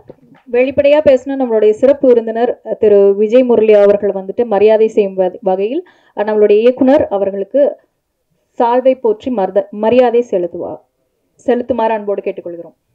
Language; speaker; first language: Tamil; native; Tamil